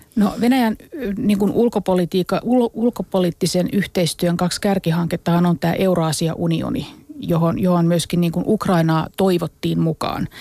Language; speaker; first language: Finnish; native; Finnish